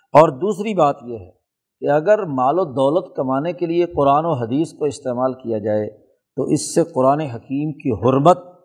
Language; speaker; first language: Urdu; non-native, local second language; Punjabi